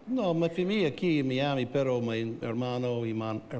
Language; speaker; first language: Spanish; non-native, learner; English